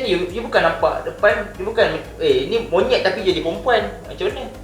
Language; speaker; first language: Malay; native; Malay